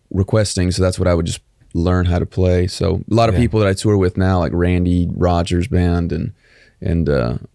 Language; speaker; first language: English; native; English